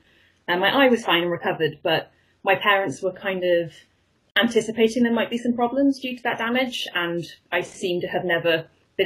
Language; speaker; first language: English; native; English